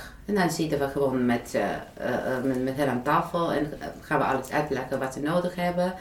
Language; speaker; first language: Dutch; non-native, fluent; Romanian